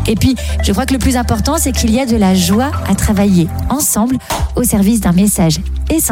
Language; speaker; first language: French; native; French